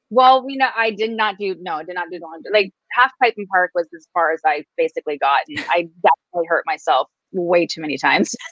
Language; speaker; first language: English; native; English